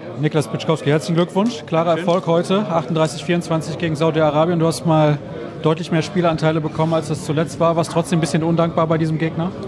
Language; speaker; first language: German; native; German